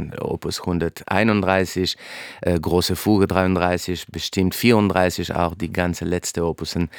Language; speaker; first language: German; non-native, fluent; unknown